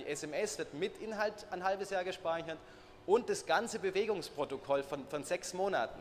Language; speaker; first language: German; native; German